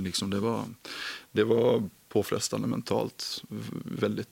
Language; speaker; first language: Swedish; native; Swedish